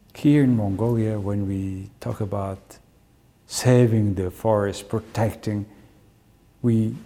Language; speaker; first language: English; non-native, fluent; Mongolian